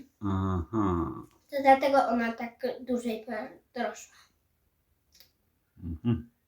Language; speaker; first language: Polish; early bilingual, heritage; Samoan